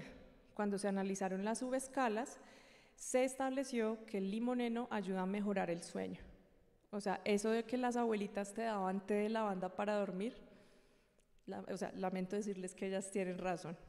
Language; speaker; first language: Spanish; native; Spanish